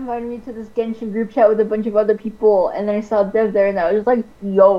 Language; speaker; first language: English; native; English